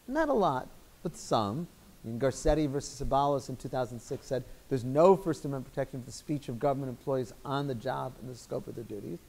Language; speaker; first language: English; native; English